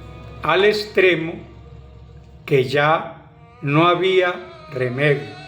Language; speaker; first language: Spanish; native; Spanish